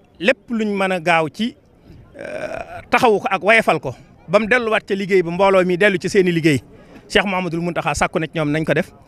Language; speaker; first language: Wolof; native; Wolof